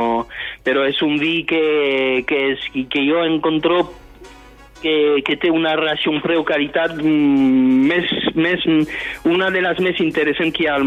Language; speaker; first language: Catalan; non-native, fluent; French